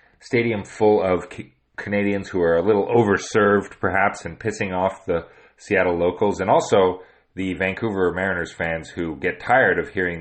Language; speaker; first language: English; native; English